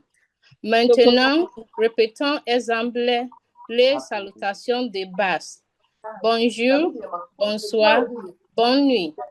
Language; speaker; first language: French; non-native, learner; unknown